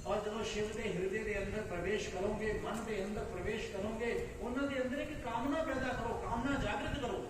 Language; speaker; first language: Hindi; non-native, local second language; Punjabi